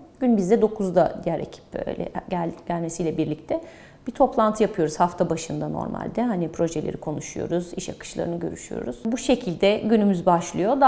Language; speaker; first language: Turkish; early bilingual, heritage; Turkish